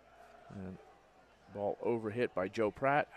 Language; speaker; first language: English; native; English